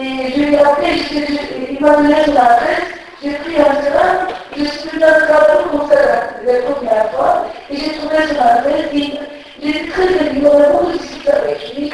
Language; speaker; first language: French; non-native, fluent; Turkish